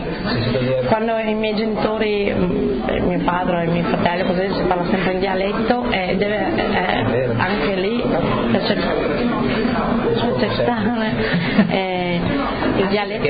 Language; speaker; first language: Italian; native; Italian